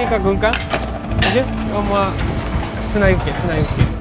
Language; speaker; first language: English; non-native, learner; Japanese